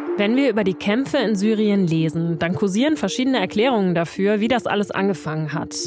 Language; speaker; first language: German; native; German